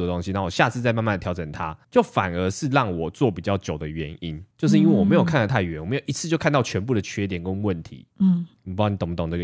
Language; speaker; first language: Chinese; native; Chinese